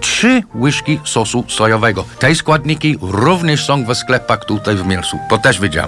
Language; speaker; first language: Polish; non-native, learner; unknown